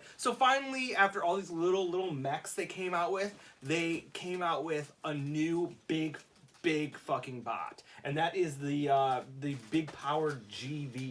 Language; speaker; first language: English; native; English